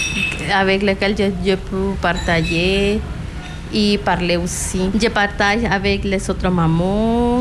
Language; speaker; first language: French; non-native, learner; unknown